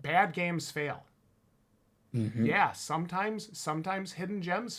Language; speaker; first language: English; native; English